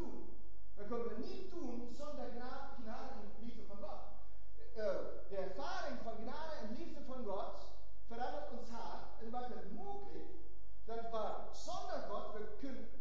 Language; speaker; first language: German; non-native, learner; Dutch